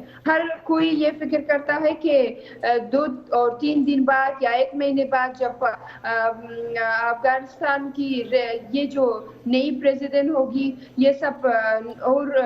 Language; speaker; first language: Hindi; non-native, fluent; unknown